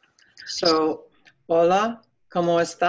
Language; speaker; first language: Spanish; non-native, learner; English